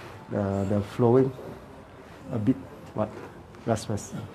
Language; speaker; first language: English; non-native, local second language; Chinese